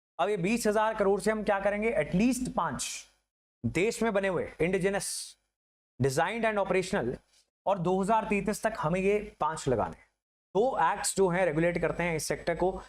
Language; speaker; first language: Hindi; native; Hindi